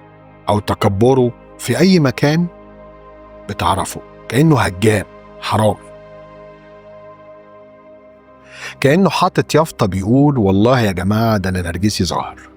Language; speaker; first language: Arabic; native; Arabic